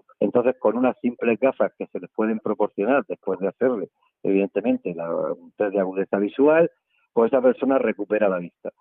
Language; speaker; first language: Spanish; native; Spanish